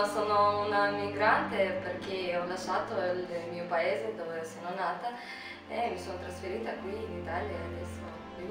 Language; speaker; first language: Italian; non-native, fluent; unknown